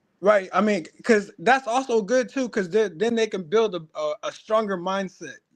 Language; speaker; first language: English; native; English